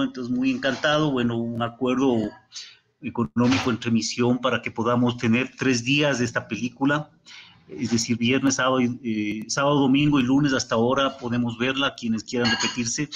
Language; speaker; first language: Spanish; native; Spanish